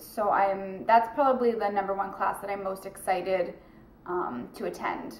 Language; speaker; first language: English; native; English